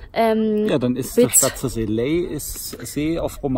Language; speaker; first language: German; native; German